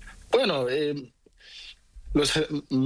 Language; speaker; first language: Spanish; non-native, learner; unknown